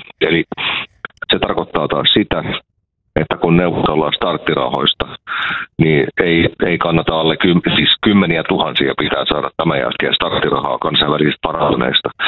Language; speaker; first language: Finnish; native; Finnish